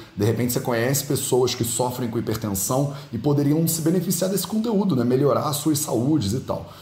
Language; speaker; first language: Portuguese; native; Portuguese